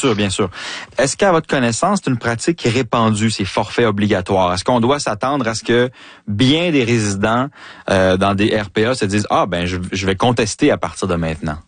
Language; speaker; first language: French; native; French